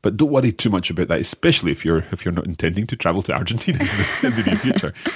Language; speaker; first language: English; native; English